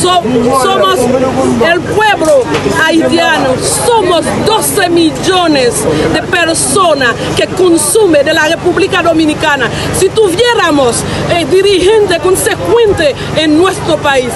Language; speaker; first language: Spanish; non-native, fluent; Haitian Creole